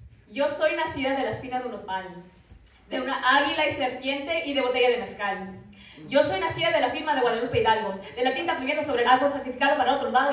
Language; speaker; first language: Spanish; early bilingual, other home language; English